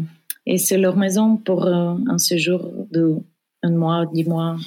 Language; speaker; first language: French; non-native, fluent; Bulgarian